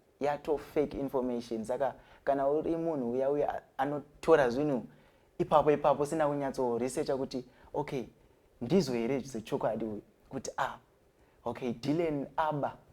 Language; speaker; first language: Shona; non-native, local second language; North Ndebele